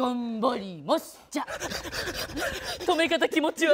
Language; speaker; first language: Japanese; native; Japanese